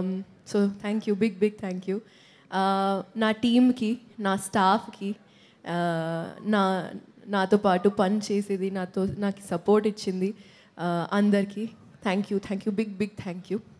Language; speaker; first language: Telugu; non-native, local second language; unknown